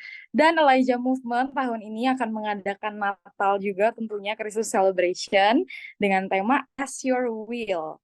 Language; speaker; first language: Indonesian; native; Indonesian